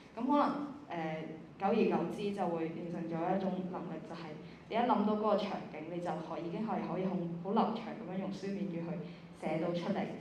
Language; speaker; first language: Cantonese; native; Cantonese